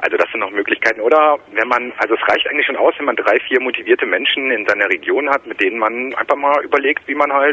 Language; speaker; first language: German; native; German